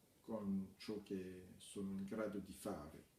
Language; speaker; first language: Italian; non-native, fluent; French